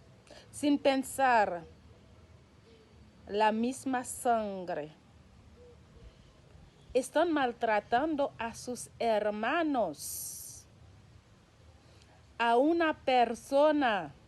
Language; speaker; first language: Spanish; non-native, local second language; Haitian Creole